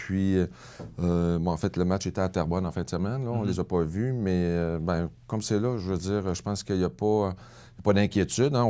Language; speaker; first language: French; native; French